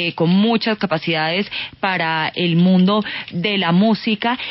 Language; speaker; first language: Spanish; native; Spanish